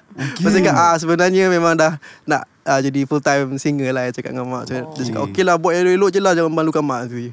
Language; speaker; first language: Malay; native; Malay